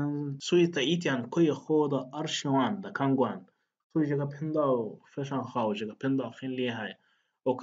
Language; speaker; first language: Chinese; non-native, fluent; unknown